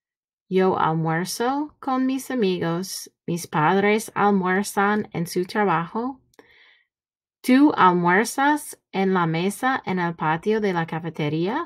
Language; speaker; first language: Spanish; non-native, fluent; English